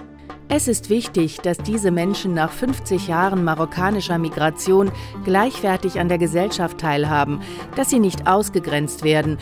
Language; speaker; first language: German; non-native, fluent; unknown